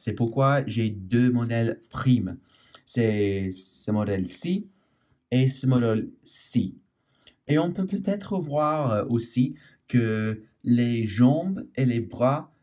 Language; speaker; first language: French; non-native, learner; English